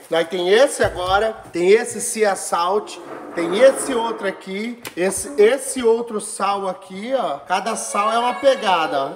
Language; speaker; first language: Portuguese; native; Portuguese